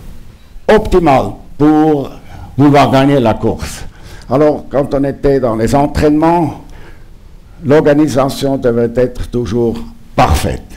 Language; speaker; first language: French; non-native, local second language; German